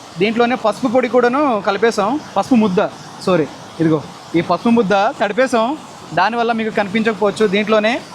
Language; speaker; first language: Telugu; non-native, local second language; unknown